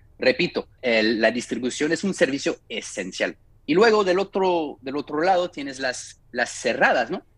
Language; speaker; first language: Spanish; non-native, fluent; French